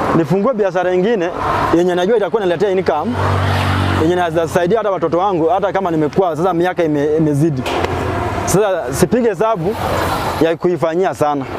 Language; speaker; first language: Swahili; non-native, local second language; Luo (Kenya and Tanzania)